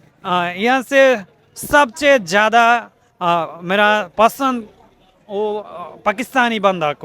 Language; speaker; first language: Hindi; non-native, learner; Bangla